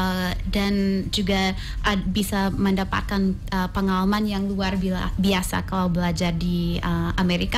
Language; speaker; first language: Indonesian; non-native, fluent; English